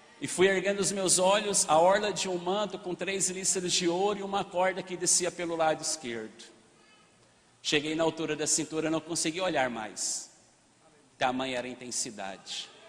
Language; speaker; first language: Portuguese; early bilingual, other home language; Arabic